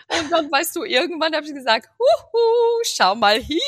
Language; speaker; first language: German; non-native, fluent; Portuguese